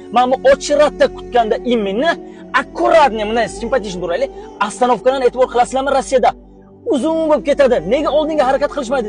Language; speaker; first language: Uzbek; non-native, local second language; Tajik